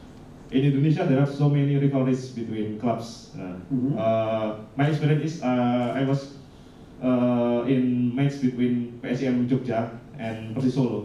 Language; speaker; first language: English; non-native, learner; Indonesian